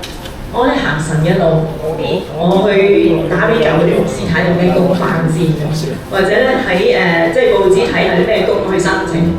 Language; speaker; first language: Cantonese; native; Cantonese